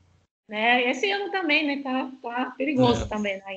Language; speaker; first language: Portuguese; non-native, fluent; Chinese